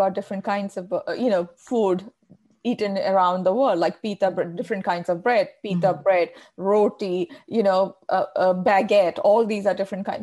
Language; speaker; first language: English; non-native, local second language; Malayalam